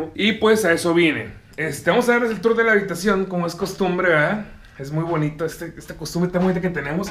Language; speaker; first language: Spanish; native; Spanish